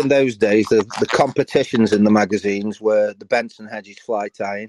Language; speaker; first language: English; native; English